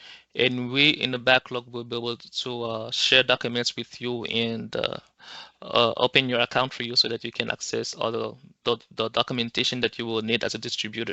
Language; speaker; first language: English; non-native, local second language; French